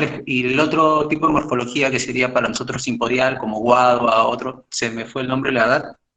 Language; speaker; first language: Spanish; native; Spanish